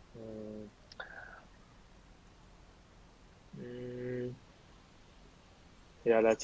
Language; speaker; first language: English; non-native, learner; Chinese